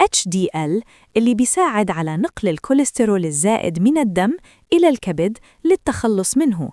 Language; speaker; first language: Arabic; native; Arabic